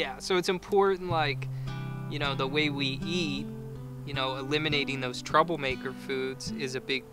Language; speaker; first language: English; native; English